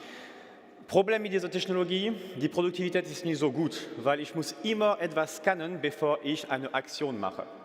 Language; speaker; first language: German; non-native, fluent; French